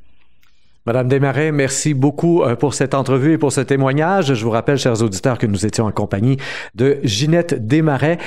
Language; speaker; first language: French; native; French